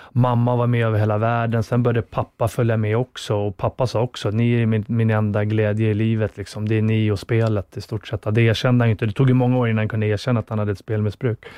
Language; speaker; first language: Swedish; native; Swedish